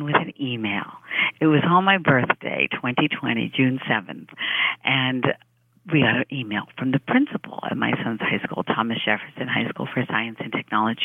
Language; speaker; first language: English; early bilingual, other home language; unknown